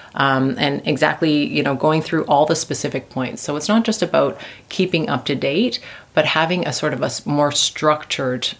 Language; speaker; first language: English; native; English